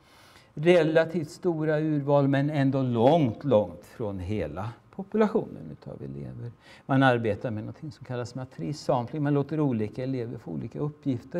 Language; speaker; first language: Swedish; native; Swedish